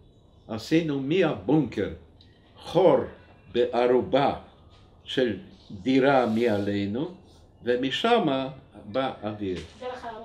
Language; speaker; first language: Hebrew; non-native, fluent; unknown